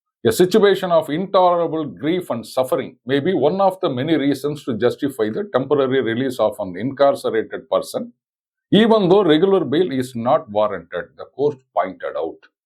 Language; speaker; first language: English; non-native, local second language; Tamil